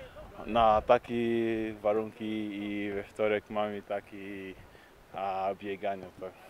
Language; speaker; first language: Polish; non-native, learner; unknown